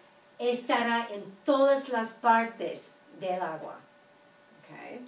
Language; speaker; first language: Spanish; non-native, fluent; English